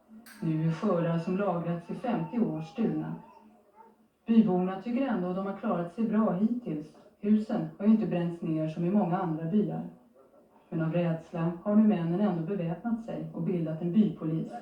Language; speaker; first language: Swedish; native; Swedish